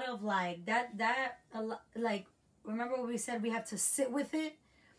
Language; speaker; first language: English; native; English